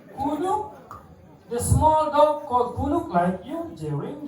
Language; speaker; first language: English; non-native, learner; Balinese